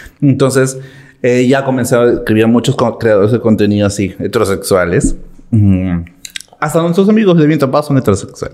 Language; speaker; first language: Spanish; native; Spanish